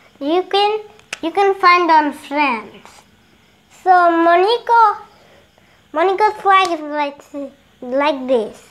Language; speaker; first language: English; non-native, local second language; Bangla